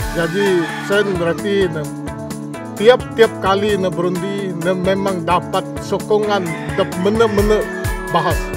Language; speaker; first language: Malay; non-native, local second language; Iban